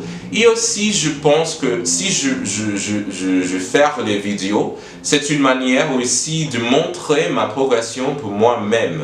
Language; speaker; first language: French; non-native, learner; English